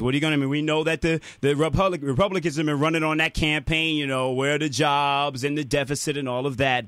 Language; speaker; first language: English; native; English